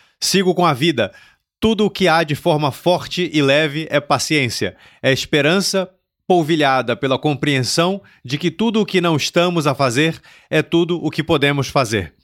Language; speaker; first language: Portuguese; native; Portuguese